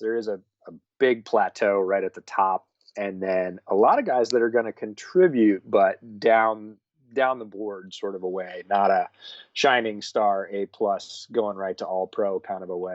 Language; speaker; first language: English; native; English